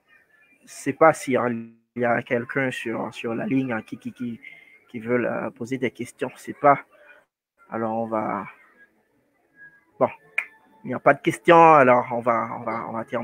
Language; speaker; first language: French; non-native, fluent; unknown